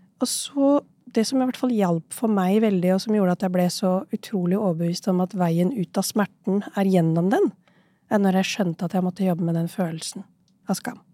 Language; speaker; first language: Norwegian; early bilingual, other home language; Urdu